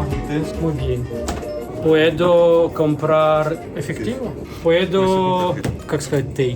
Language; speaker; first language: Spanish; non-native, learner; Russian